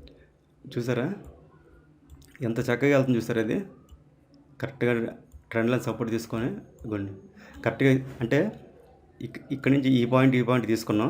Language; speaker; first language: Telugu; native; Telugu